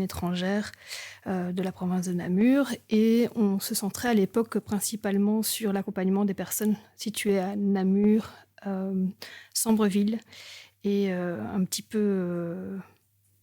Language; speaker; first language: French; native; French